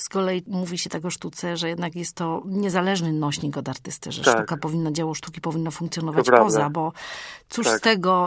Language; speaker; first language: Polish; native; Polish